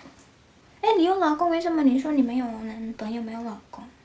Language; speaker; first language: Chinese; non-native, learner; Indonesian